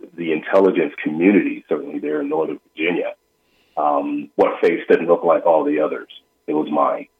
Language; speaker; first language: English; native; English